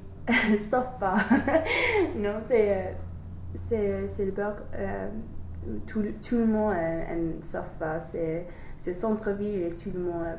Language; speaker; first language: French; non-native, learner; English